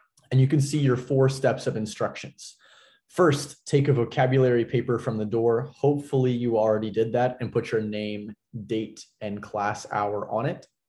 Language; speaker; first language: English; native; English